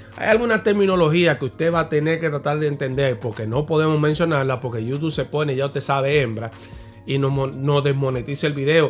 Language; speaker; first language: Spanish; native; Spanish